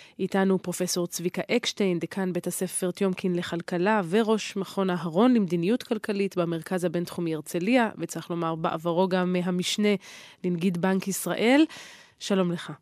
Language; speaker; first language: Hebrew; native; Hebrew